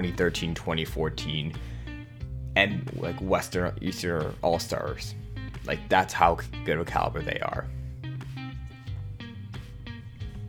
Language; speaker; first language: English; native; English